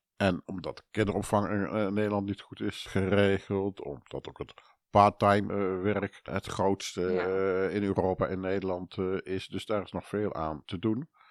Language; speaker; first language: Dutch; native; Dutch